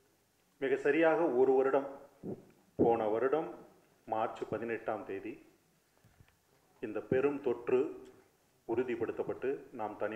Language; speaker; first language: Tamil; native; Tamil